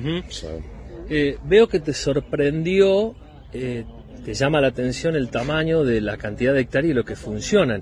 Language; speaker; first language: Spanish; native; Spanish